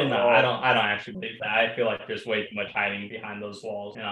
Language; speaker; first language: English; native; English